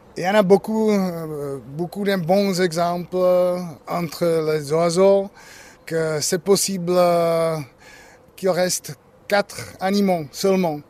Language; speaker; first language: French; non-native, learner; Czech